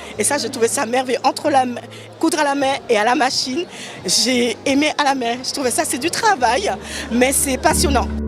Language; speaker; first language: French; native; French